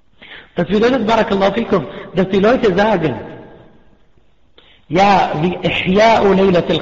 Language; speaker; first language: German; non-native, fluent; Arabic